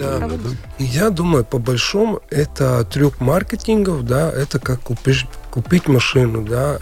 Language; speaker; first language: Russian; non-native, local second language; Latvian